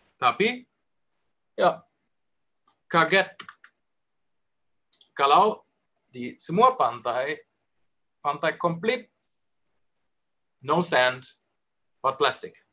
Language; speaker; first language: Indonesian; non-native, learner; German